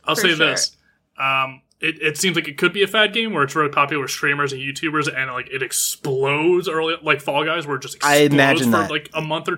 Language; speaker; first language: English; native; English